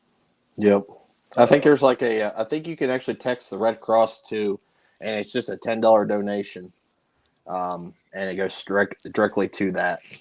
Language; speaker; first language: English; native; English